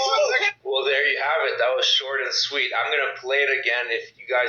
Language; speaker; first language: English; native; English